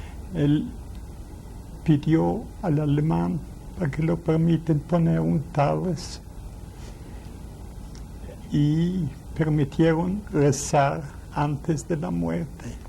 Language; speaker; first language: Spanish; non-native, fluent; Yiddish